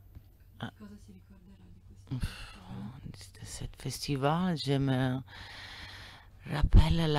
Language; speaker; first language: French; non-native, learner; Italian